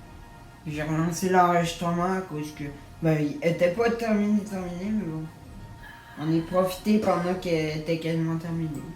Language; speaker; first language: French; native; French